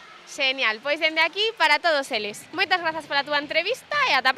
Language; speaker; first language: Galician; native; Galician